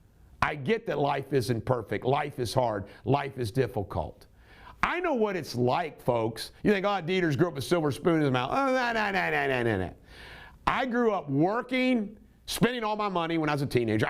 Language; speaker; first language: English; native; English